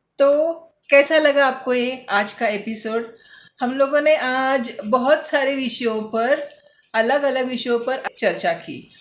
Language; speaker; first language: Hindi; native; Hindi